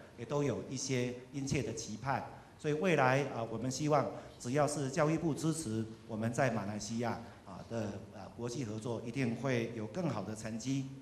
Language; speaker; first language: Chinese; native; Chinese